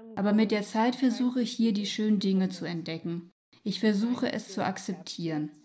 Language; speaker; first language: German; non-native, fluent; Ukrainian